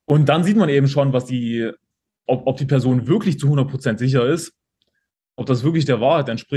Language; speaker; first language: German; native; German